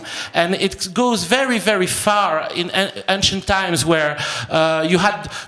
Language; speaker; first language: English; non-native, fluent; French